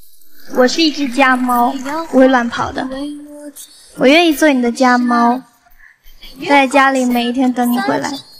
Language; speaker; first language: Chinese; native; Chinese